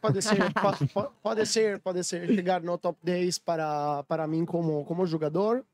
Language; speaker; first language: Portuguese; non-native, learner; Italian